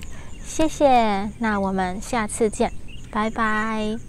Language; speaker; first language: Chinese; non-native, learner; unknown